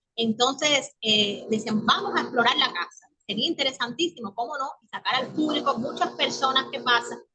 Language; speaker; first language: Spanish; native; Spanish